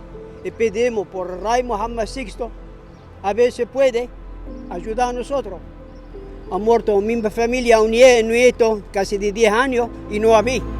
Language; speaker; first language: Spanish; non-native, learner; Arabic